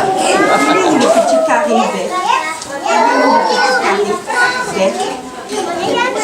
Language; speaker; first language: French; native; French